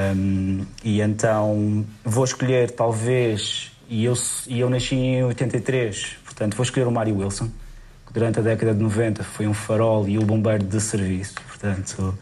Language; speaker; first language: Portuguese; native; Portuguese